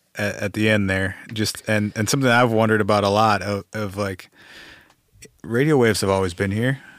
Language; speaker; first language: English; native; English